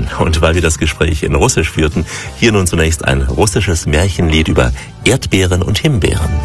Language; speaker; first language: German; native; German